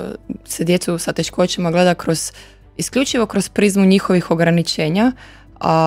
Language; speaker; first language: Croatian; native; Croatian